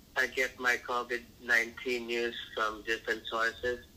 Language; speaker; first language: English; non-native, local second language; Filipino